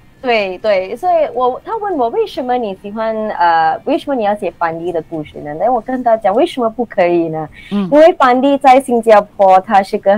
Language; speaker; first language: Chinese; non-native, local second language; English